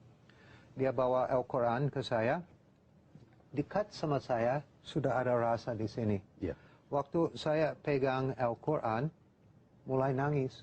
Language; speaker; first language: Indonesian; non-native, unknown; English